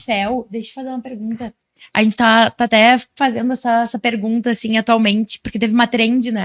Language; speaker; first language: Portuguese; native; Portuguese